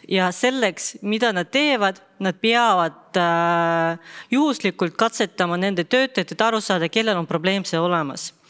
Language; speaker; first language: Estonian; non-native, local second language; Russian